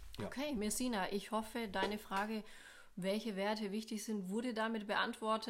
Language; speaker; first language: German; native; German